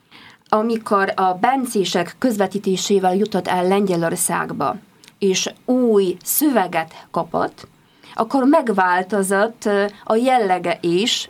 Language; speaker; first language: Hungarian; non-native, fluent; Polish